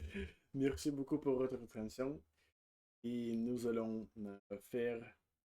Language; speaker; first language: French; non-native, learner; Russian